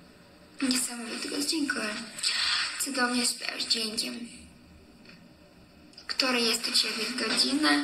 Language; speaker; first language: Polish; non-native, learner; Russian